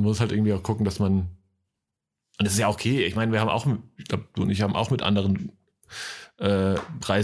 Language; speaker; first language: German; native; German